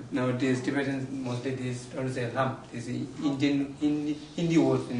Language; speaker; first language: English; non-native, learner; Tibetan